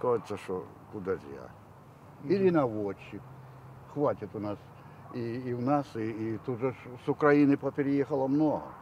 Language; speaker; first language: Russian; native; Russian